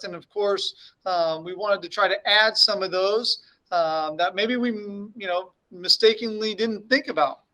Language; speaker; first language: English; native; English